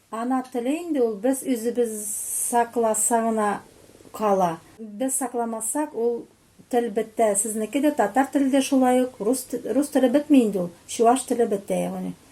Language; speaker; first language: Tatar; non-native, local second language; Chuvash